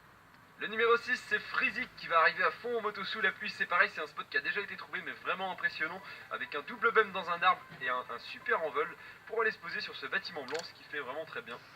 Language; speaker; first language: French; native; French